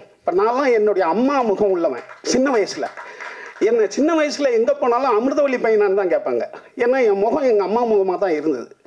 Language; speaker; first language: Tamil; native; Tamil